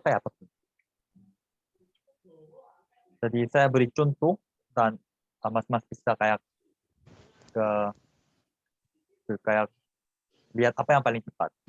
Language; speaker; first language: Indonesian; non-native, fluent; Korean